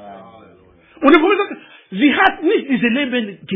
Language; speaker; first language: German; non-native, learner; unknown